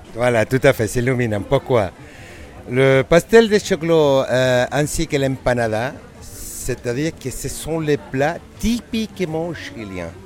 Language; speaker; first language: French; non-native, fluent; Spanish